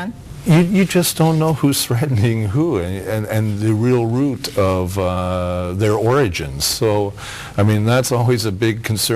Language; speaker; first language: English; native; English